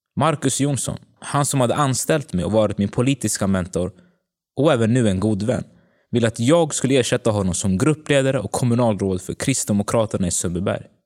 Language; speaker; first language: Swedish; early bilingual, other home language; Tigrinya